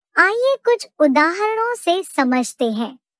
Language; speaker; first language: Hindi; native; Hindi